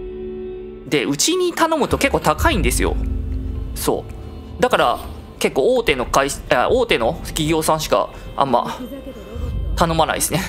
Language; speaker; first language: Japanese; native; Japanese